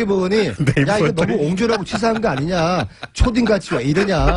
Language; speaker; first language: Korean; native; Korean